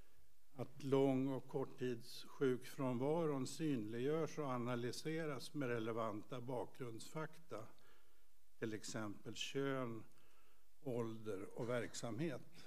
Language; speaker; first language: Swedish; native; Swedish